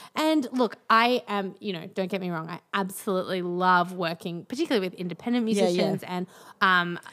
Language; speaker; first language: English; native; English